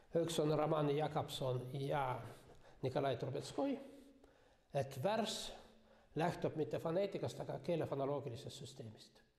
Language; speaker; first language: Estonian; non-native, local second language; Russian